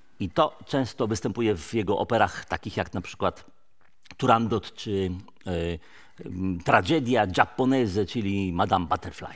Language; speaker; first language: Polish; native; Polish